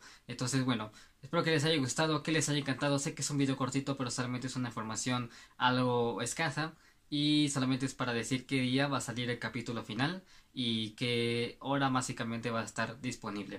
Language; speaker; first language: Spanish; native; Spanish